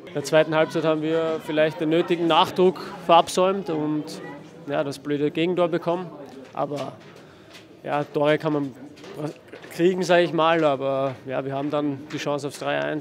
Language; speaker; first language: German; native; German